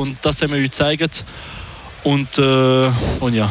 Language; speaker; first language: German; non-native, local second language; French